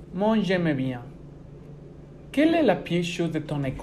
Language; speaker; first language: French; non-native, learner; Spanish